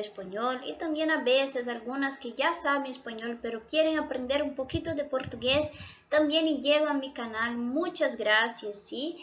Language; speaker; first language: Spanish; non-native, fluent; Portuguese